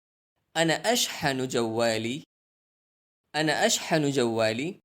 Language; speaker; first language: Arabic; non-native, fluent; Urdu